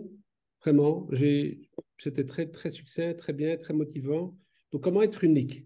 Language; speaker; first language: French; native; French